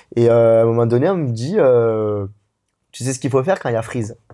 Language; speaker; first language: French; native; French